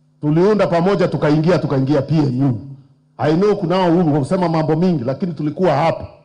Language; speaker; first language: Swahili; non-native, local second language; Meru